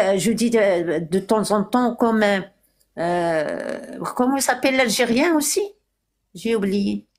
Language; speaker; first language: French; non-native, local second language; Arabic